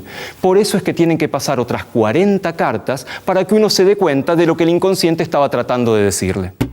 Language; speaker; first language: Spanish; native; Spanish